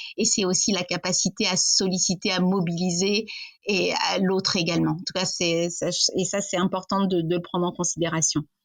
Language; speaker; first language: French; native; French